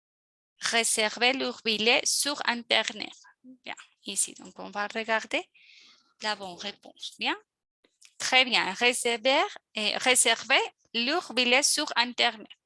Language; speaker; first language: French; non-native, fluent; Spanish